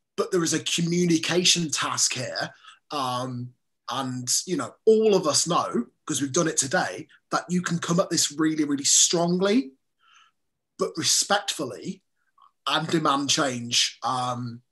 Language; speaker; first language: English; native; English